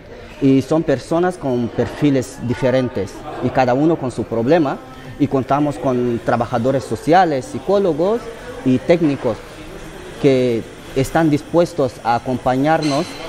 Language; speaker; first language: Spanish; non-native, fluent; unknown